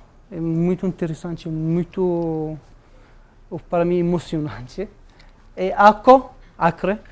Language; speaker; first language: Portuguese; non-native, fluent; Arabic